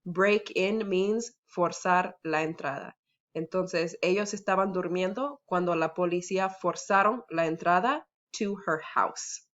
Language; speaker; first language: Spanish; early bilingual, heritage; Spanish